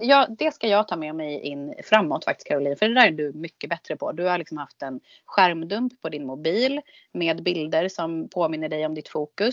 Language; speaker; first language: Swedish; native; Swedish